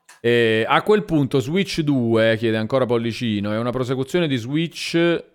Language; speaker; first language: Italian; native; Italian